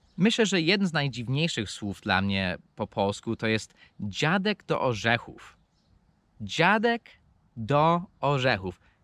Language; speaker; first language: Polish; non-native, fluent; English